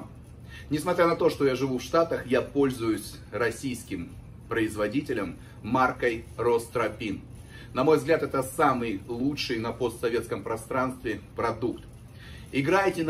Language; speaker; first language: Russian; native; Russian